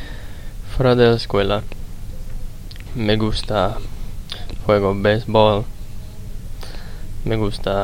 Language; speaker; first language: Spanish; non-native, learner; English